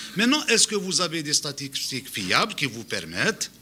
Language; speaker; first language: French; non-native, local second language; Arabic